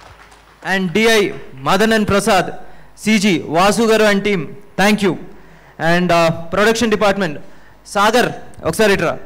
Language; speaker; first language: Telugu; native; Telugu